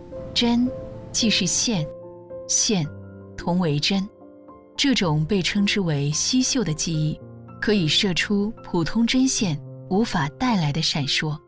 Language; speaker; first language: Chinese; native; Chinese